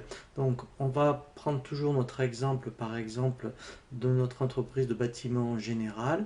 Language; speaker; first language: French; native; French